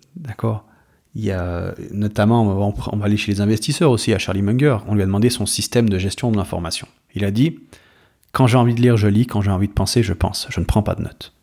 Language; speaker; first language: French; native; French